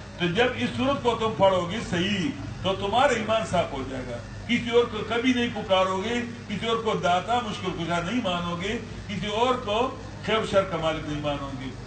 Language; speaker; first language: Urdu; non-native, local second language; Pashto